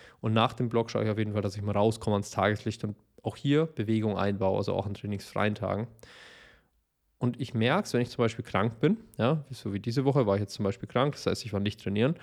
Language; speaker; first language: German; native; German